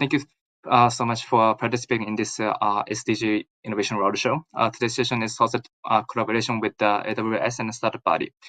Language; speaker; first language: English; non-native, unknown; Japanese